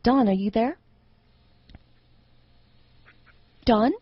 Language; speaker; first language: English; native; English